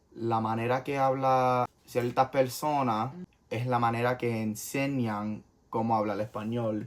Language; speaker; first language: Spanish; early bilingual, heritage; Spanish